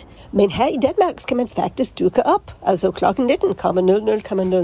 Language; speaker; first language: Danish; non-native, fluent; English